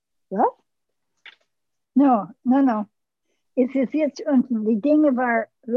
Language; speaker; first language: German; early bilingual, heritage; English